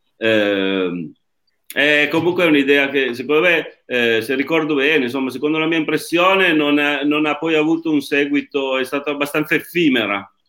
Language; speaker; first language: Italian; native; Italian